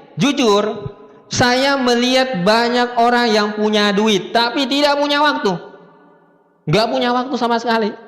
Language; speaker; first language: Indonesian; native; Indonesian